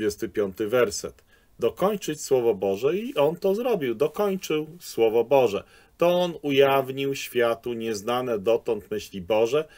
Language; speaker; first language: Polish; native; Polish